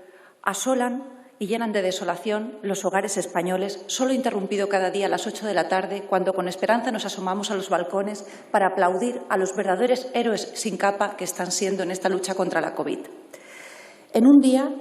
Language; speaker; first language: Spanish; native; Spanish